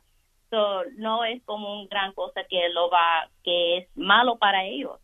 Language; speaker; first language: Spanish; early bilingual, heritage; Spanish